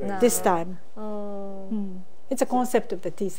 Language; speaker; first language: English; non-native, fluent; Japanese